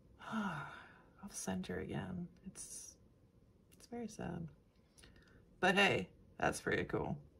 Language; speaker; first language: English; non-native, local second language; French